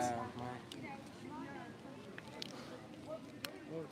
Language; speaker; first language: English; non-native, learner; Italian